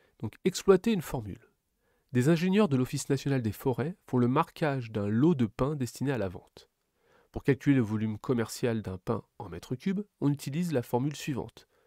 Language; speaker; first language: French; native; French